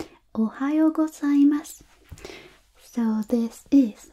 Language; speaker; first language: English; non-native, fluent; Spanish